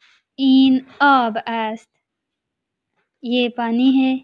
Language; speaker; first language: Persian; non-native, fluent; Urdu